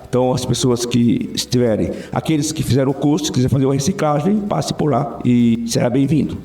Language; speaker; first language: Portuguese; native; Portuguese